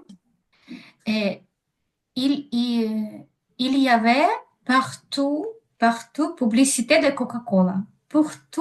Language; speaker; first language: French; non-native, learner; Ukrainian